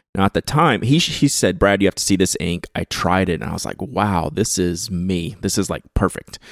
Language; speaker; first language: English; native; English